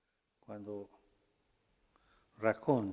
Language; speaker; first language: Italian; non-native, fluent; Spanish